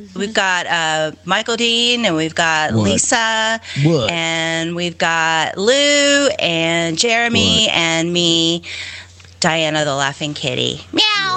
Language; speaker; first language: English; native; English